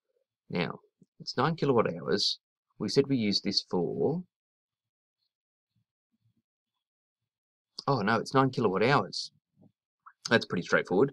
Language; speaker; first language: English; native; English